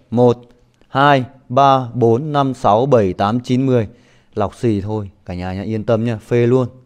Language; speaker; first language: Vietnamese; non-native, local second language; Hmong